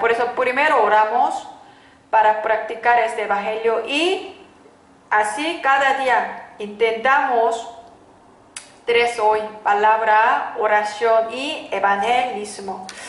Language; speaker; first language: Spanish; non-native, fluent; Korean